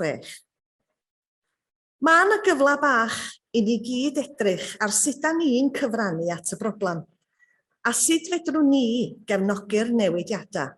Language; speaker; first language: Welsh; native; Welsh